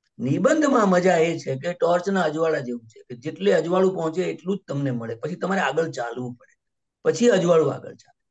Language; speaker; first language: Gujarati; native; Gujarati